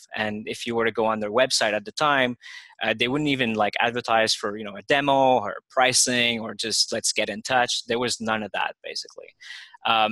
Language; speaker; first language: English; native; English